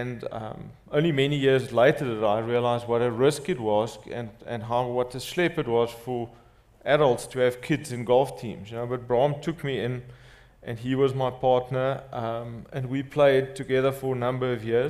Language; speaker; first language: English; non-native, local second language; Afrikaans